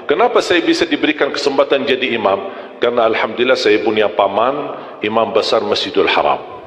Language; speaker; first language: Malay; non-native, fluent; Arabic